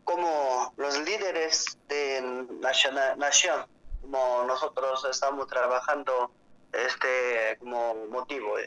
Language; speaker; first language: Spanish; non-native, learner; Korean